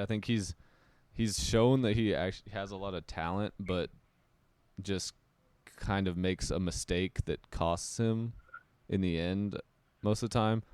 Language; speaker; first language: English; native; English